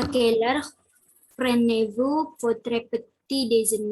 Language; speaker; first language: French; non-native, learner; Indonesian